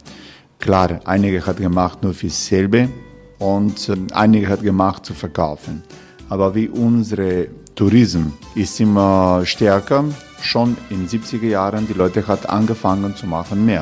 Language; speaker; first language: German; non-native, learner; Croatian